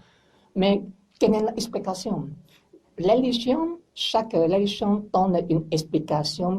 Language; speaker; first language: French; non-native, learner; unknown